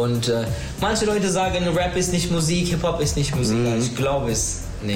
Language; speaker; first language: German; non-native, learner; Turkish